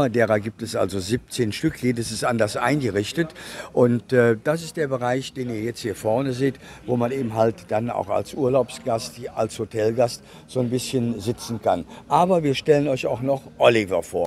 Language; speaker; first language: German; native; German